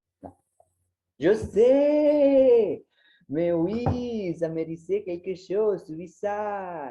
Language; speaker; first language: French; non-native, learner; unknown